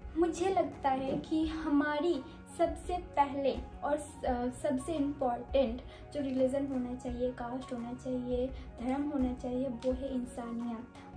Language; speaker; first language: Hindi; non-native, local second language; Bangla